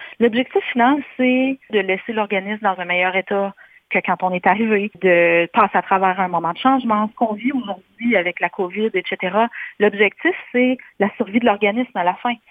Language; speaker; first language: French; native; French